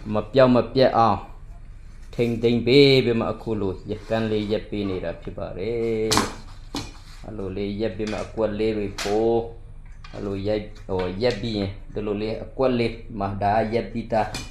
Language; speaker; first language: Burmese; non-native, local second language; Tedim Chin